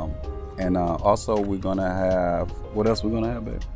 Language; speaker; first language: English; native; English